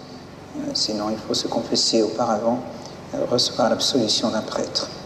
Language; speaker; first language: French; native; French